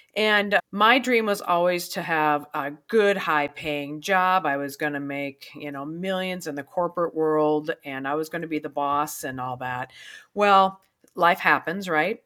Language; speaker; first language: English; native; English